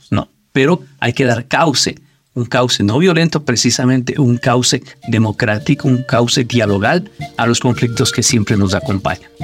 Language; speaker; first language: Spanish; native; Spanish